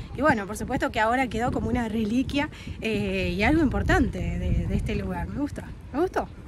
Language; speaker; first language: Spanish; native; Spanish